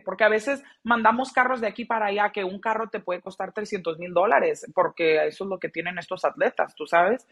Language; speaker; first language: Spanish; early bilingual, heritage; Spanish